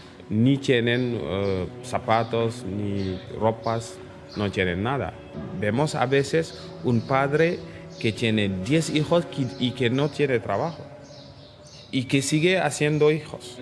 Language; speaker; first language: Spanish; non-native, fluent; Wolof